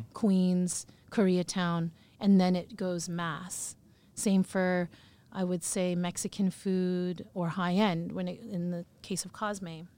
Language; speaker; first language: English; native; English